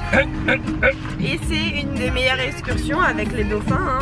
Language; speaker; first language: French; native; French